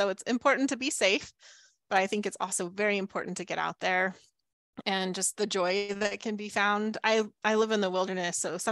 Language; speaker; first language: English; native; English